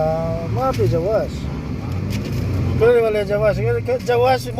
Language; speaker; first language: Arabic; non-native, learner; Filipino